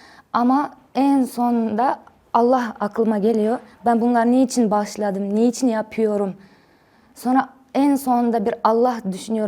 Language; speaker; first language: Turkish; non-native, learner; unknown